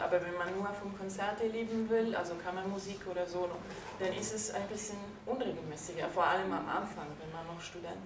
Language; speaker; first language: German; non-native, fluent; Italian